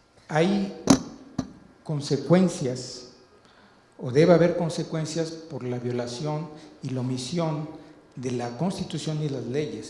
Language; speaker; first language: Spanish; native; Spanish